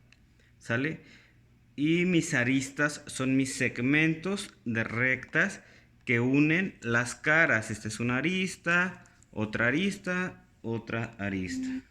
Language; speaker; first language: Spanish; native; Spanish